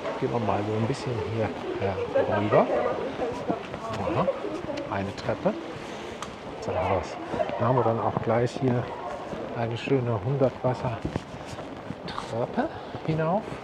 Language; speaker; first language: German; native; German